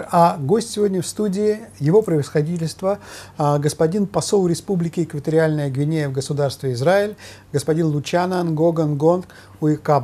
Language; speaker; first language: Russian; native; Russian